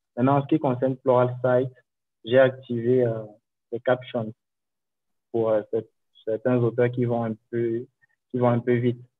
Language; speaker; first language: French; native; French